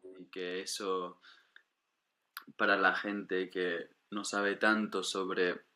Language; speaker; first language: Spanish; non-native, fluent; English